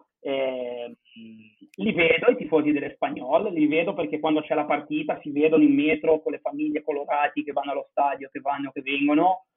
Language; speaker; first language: Italian; native; Italian